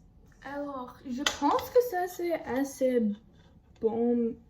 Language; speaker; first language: French; non-native, learner; English